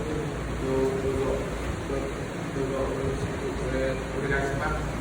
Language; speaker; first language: Japanese; non-native, learner; Vietnamese